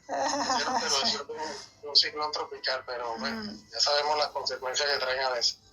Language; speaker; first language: Spanish; native; Spanish